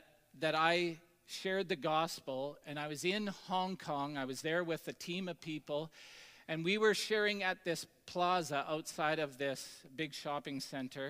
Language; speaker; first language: English; native; English